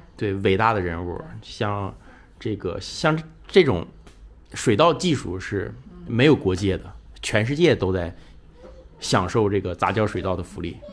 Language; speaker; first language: Chinese; native; Chinese